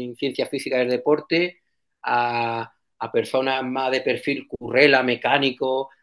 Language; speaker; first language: Spanish; native; Spanish